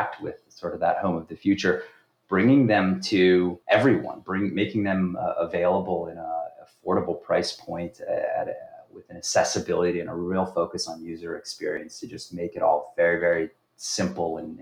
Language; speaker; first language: English; native; English